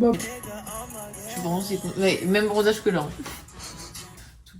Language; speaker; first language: French; native; French